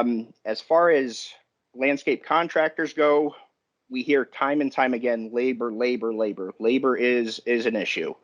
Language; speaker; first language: English; native; English